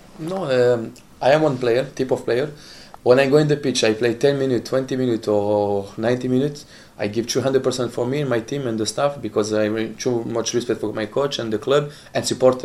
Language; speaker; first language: English; non-native, learner; Italian